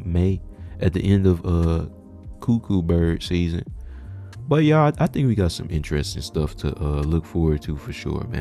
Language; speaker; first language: English; native; English